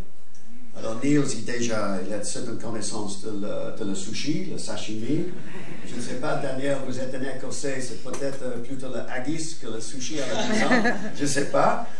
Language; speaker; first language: French; non-native, fluent; English